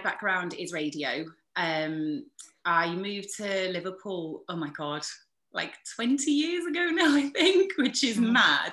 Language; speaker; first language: English; native; English